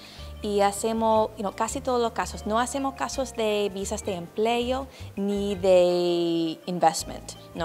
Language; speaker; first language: Spanish; non-native, fluent; English